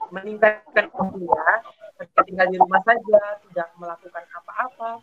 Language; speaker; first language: Indonesian; native; Indonesian